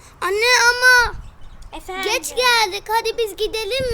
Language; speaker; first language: Turkish; early bilingual, heritage; Turkish